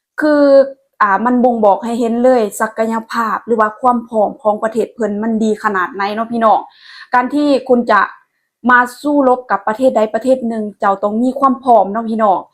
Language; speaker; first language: Thai; non-native, local second language; Lao